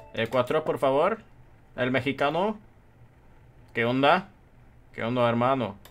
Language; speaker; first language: Spanish; non-native, fluent; Norwegian